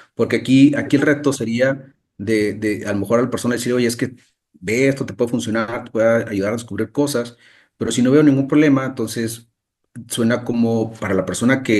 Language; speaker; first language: Spanish; native; Spanish